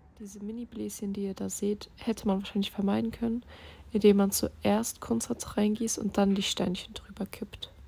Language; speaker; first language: German; native; German